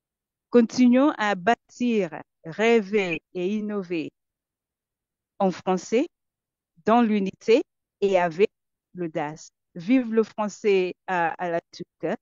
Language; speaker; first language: French; non-native, fluent; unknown